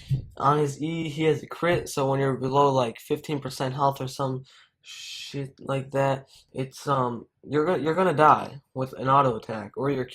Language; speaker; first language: English; native; English